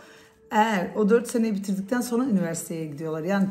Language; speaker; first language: Turkish; early bilingual, heritage; Turkish